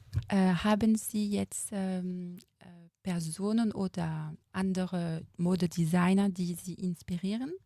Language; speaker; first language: German; non-native, fluent; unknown